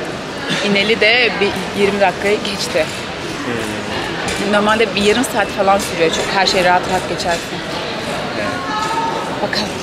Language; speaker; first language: Turkish; native; Turkish